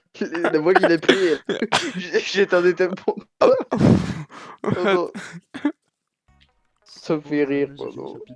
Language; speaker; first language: French; native; French